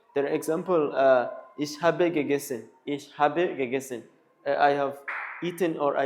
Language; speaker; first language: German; non-native, learner; Kinyarwanda